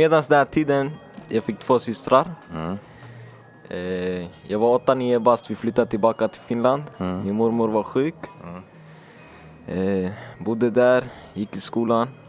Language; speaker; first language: Swedish; early bilingual, other home language; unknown